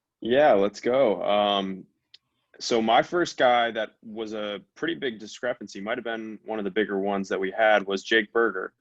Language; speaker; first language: English; native; English